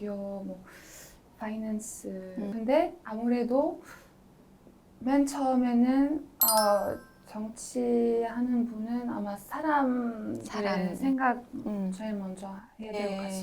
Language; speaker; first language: Korean; non-native, fluent; French